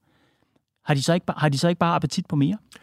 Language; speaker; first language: Danish; native; Danish